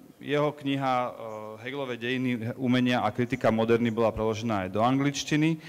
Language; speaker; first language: Slovak; native; Slovak